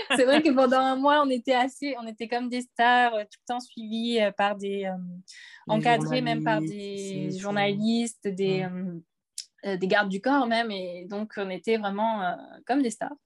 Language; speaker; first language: French; native; French